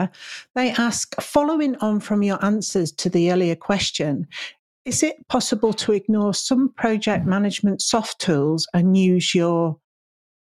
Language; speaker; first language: English; native; English